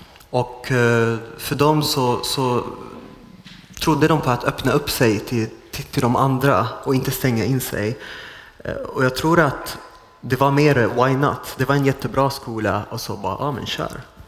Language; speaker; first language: Swedish; non-native, fluent; Arabic